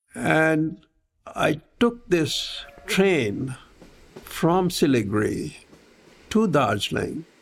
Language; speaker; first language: English; non-native, local second language; Punjabi